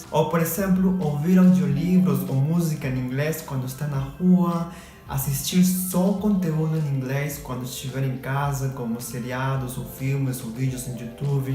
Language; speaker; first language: Portuguese; non-native, fluent; Spanish